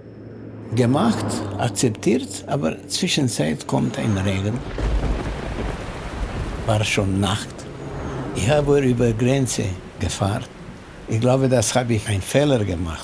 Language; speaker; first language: German; non-native, learner; Romanian